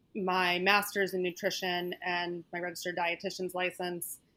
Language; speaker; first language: English; native; English